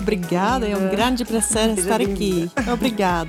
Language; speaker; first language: Portuguese; non-native, learner; Swedish